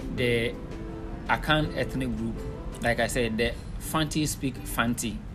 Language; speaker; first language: English; non-native, local second language; Akan